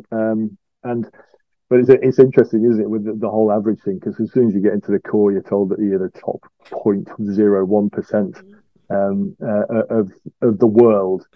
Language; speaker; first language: English; native; English